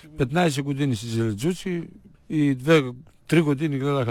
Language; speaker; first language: Bulgarian; non-native, learner; Greek